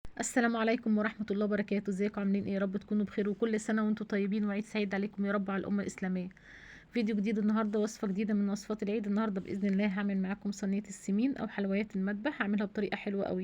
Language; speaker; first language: Arabic; native; Arabic